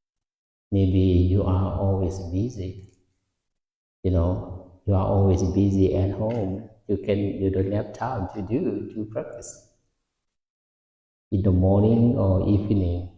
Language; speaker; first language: English; non-native, fluent; Lao